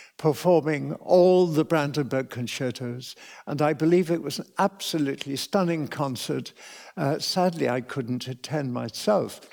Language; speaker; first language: English; native; English